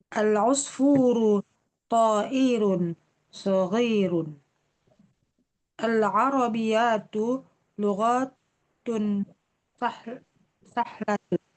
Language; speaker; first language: Arabic; non-native, learner; Indonesian